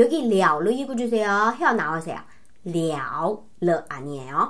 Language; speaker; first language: Korean; non-native, fluent; Chinese